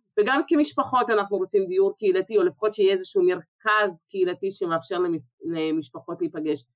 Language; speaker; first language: Hebrew; early bilingual, other home language; Russian